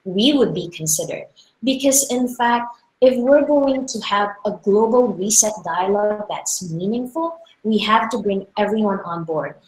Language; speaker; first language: English; non-native, local second language; Filipino